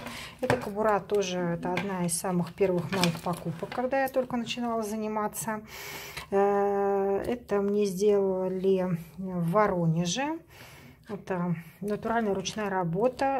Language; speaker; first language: Russian; native; Russian